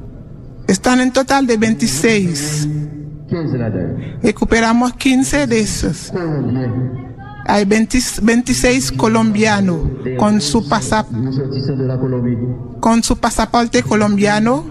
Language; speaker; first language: Spanish; non-native, learner; Haitian Creole